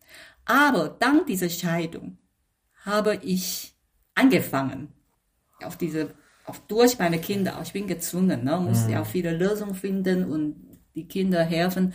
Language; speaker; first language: German; non-native, fluent; Chinese